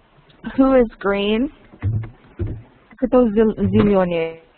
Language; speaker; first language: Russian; non-native, learner; English